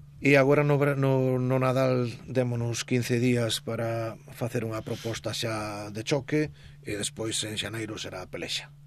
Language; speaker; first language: Galician; native; Galician